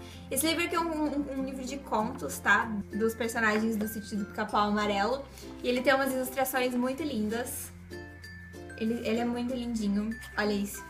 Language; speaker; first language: Portuguese; native; Portuguese